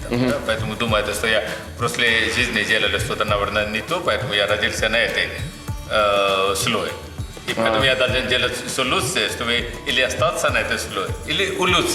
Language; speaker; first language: Russian; non-native, fluent; Nepali